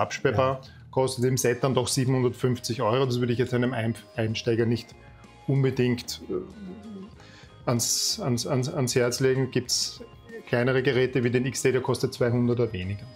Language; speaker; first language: German; native; German